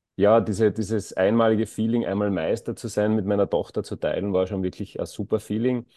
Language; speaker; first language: German; native; German